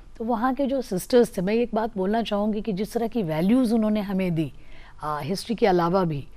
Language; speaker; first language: Hindi; native; Hindi